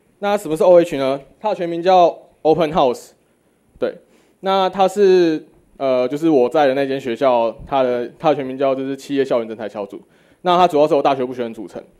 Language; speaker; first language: Chinese; native; Chinese